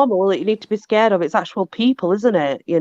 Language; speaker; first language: English; native; English